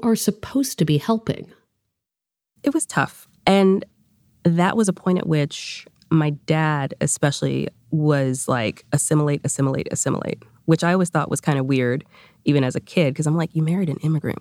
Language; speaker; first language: English; early bilingual, other home language; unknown